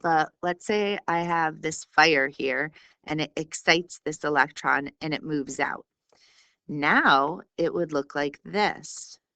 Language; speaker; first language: English; native; English